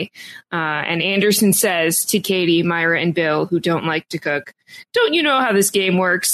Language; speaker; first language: English; native; English